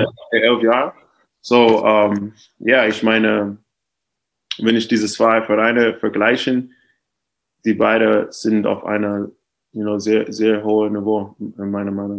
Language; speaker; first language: German; non-native, fluent; English